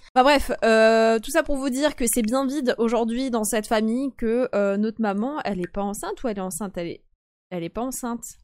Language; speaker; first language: French; native; French